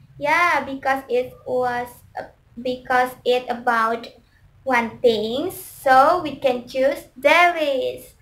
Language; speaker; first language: English; non-native, learner; Indonesian